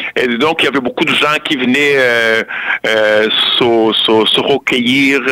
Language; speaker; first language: French; non-native, local second language; Kinyarwanda